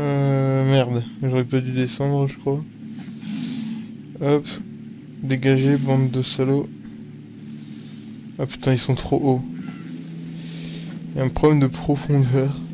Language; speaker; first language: French; native; French